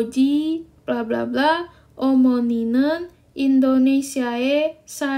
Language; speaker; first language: Korean; non-native, learner; Indonesian